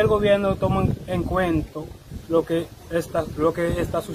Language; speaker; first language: Spanish; non-native, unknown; Haitian Creole